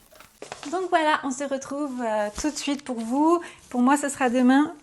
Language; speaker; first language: French; native; French